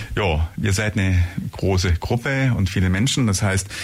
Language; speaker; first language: German; native; German